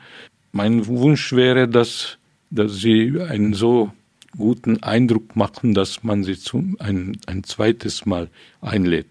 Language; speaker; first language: German; non-native, fluent; Hungarian